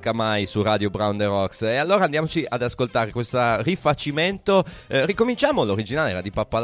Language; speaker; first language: Italian; native; Italian